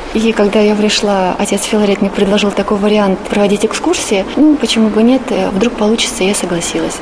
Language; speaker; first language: Russian; native; Russian